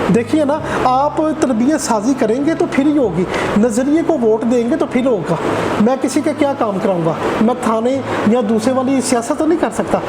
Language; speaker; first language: Urdu; non-native, local second language; Punjabi